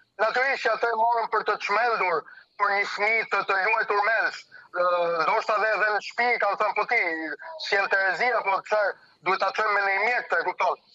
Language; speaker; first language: Albanian; early bilingual, heritage; Albanian